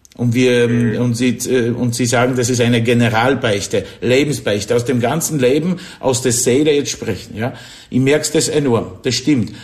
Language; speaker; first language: German; non-native, fluent; Polish